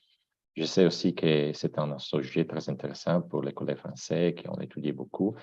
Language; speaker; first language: French; non-native, fluent; Italian